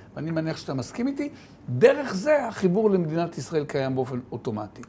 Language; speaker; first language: Hebrew; native; Hebrew